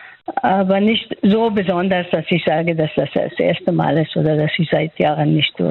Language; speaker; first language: German; non-native, fluent; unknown